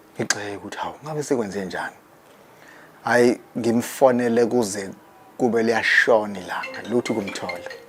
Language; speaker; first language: Zulu; native; Zulu